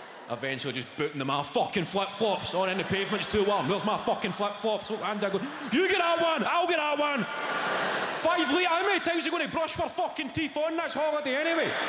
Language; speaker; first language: English; native; English